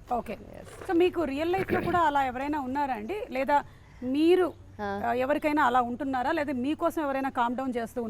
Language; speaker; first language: Telugu; native; Telugu